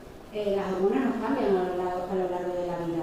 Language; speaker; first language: Spanish; native; Spanish